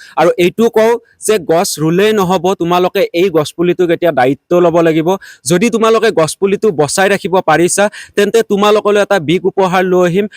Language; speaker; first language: Assamese; native; Assamese